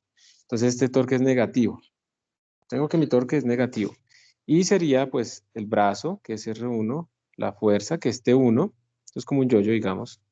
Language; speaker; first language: Spanish; native; Spanish